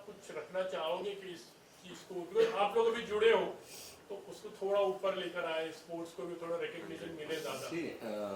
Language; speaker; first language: Hindi; native; Hindi